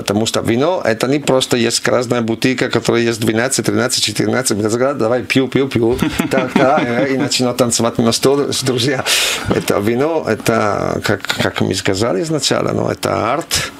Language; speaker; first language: Russian; non-native, learner; Italian